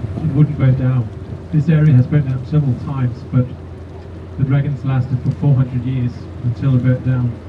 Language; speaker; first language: English; non-native, fluent; Danish